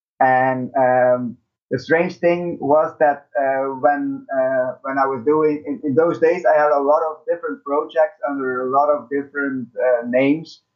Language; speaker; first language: English; non-native, fluent; Dutch